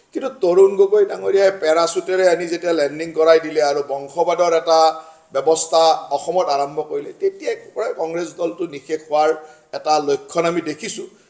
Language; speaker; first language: Assamese; native; Assamese